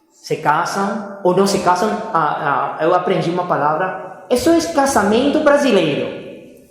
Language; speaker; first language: Portuguese; non-native, fluent; Spanish